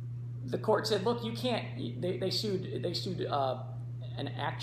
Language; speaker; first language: English; native; English